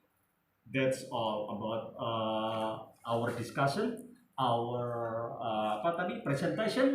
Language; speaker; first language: English; non-native, learner; Indonesian